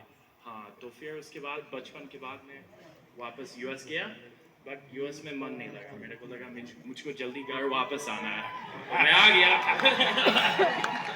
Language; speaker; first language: Hindi; early bilingual, other home language; English